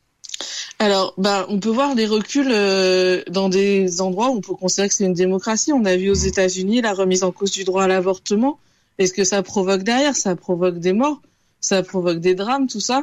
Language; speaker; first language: French; native; French